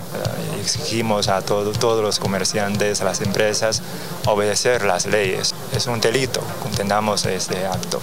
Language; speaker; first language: Spanish; non-native, learner; Chinese